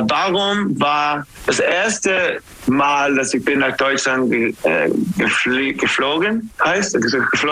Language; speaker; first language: German; non-native, learner; English